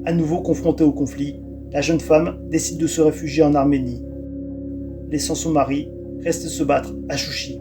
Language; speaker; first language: French; native; French